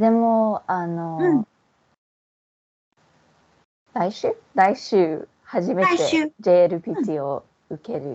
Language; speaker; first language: Japanese; non-native, fluent; English